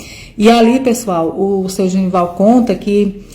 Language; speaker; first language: Portuguese; native; Portuguese